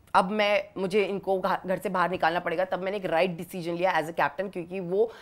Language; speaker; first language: Hindi; native; Hindi